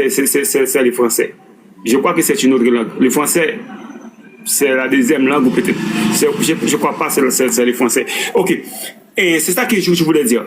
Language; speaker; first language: French; non-native, local second language; Haitian Creole